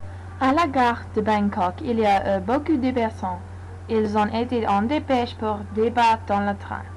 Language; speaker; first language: French; non-native, learner; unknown